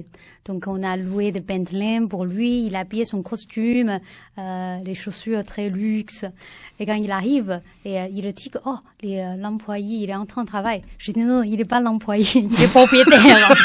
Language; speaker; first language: French; non-native, learner; Chinese